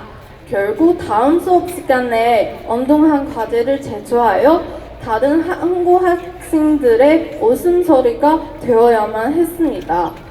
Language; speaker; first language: Korean; non-native, fluent; Chinese